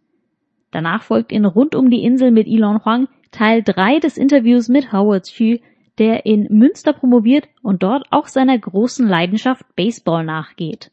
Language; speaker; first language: German; native; German